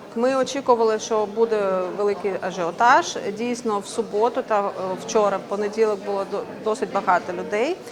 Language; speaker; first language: Ukrainian; native; Ukrainian